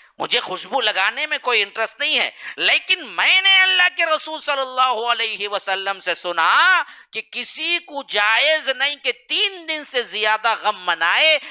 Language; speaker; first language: Urdu; native; Urdu